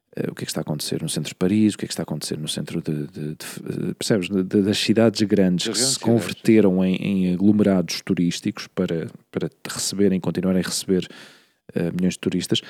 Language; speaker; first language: Portuguese; native; Portuguese